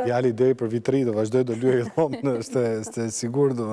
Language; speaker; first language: Albanian; native; Albanian